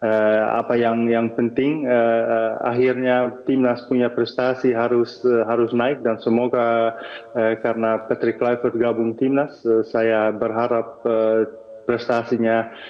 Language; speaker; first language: Indonesian; non-native, fluent; Dutch